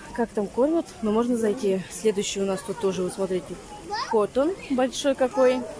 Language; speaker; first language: Russian; native; Russian